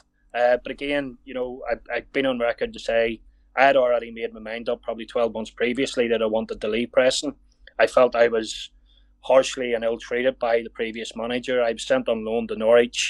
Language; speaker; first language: English; native; English